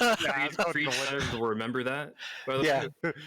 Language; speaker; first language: English; native; English